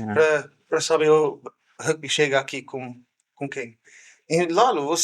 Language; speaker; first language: Portuguese; non-native, learner; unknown